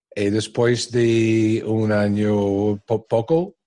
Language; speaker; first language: Spanish; non-native, fluent; English